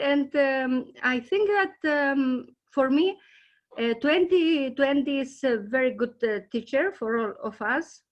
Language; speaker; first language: English; non-native, learner; Greek